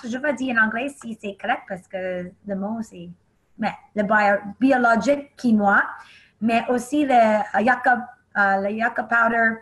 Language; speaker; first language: French; non-native, learner; English